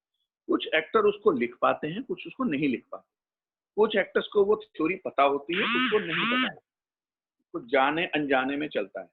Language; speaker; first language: Hindi; native; Hindi